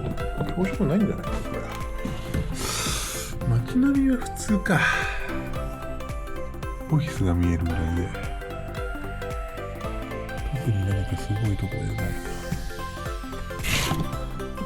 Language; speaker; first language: Japanese; native; Japanese